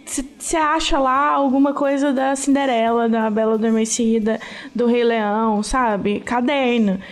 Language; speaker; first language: Portuguese; native; Portuguese